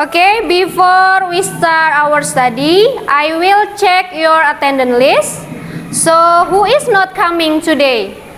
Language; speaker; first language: English; non-native, learner; Indonesian